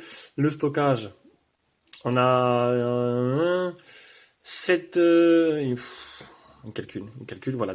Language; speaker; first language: French; native; French